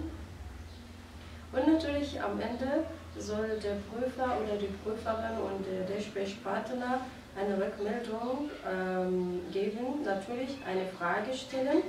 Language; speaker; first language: German; non-native, fluent; Arabic